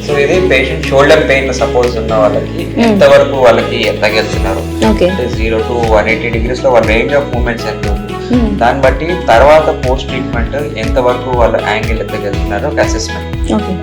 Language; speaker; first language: Telugu; native; Telugu